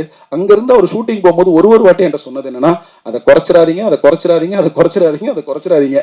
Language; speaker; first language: Tamil; native; Tamil